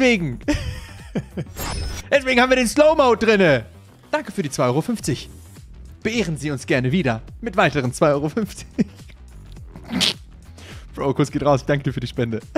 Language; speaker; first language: German; native; German